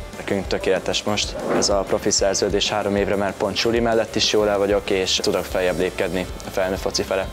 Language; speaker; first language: Hungarian; native; Hungarian